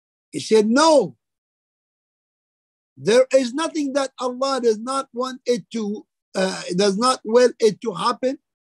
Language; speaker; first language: English; non-native, fluent; Arabic